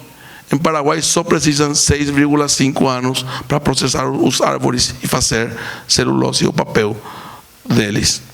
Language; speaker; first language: Portuguese; non-native, fluent; Spanish